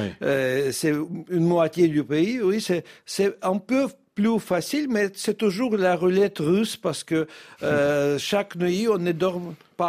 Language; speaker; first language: French; non-native, fluent; Russian